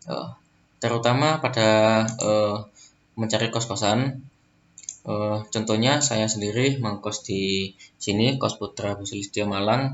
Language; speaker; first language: Indonesian; native; Indonesian